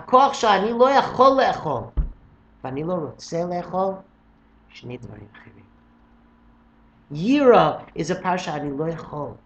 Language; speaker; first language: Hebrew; non-native, fluent; English